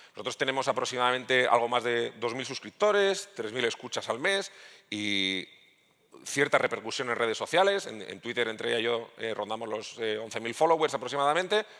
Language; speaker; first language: Spanish; native; Spanish